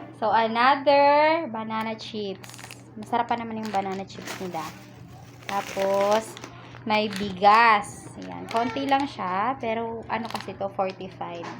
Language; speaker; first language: Filipino; non-native, local second language; Cebuano